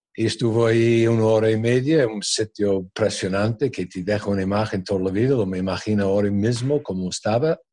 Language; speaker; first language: Spanish; non-native, fluent; English